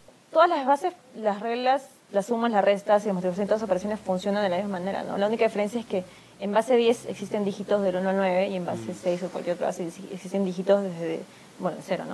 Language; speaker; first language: Spanish; native; Spanish